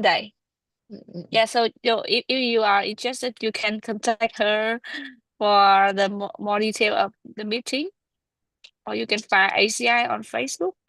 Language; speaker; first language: English; non-native, learner; Vietnamese